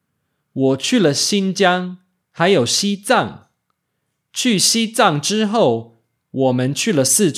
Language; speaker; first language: Chinese; non-native, learner; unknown